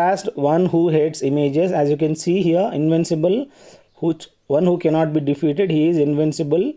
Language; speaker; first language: English; non-native, local second language; Telugu